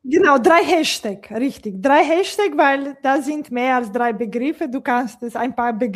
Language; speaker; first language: German; non-native, fluent; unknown